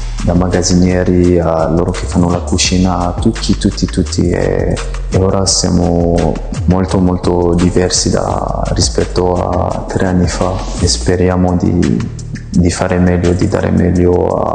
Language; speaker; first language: Italian; non-native, fluent; French